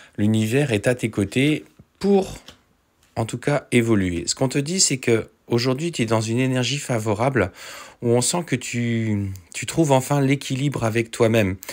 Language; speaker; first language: French; native; French